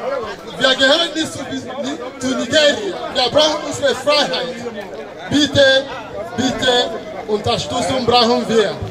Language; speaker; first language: German; non-native, fluent; Igbo